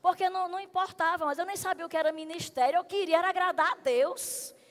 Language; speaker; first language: Portuguese; native; Portuguese